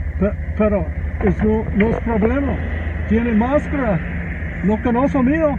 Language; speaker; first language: Spanish; non-native, learner; English